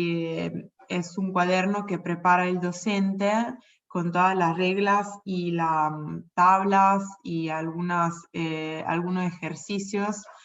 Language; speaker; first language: Spanish; non-native, fluent; Italian